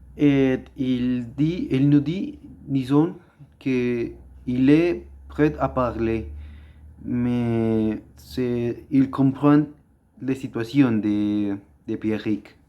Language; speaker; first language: French; non-native, learner; Spanish